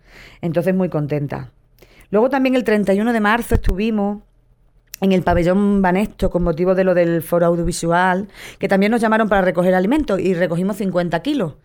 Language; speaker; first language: Spanish; native; Spanish